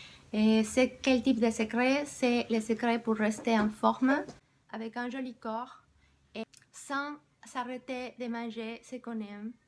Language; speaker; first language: French; non-native, fluent; Spanish